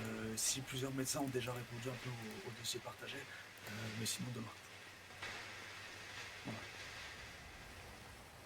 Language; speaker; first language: French; native; French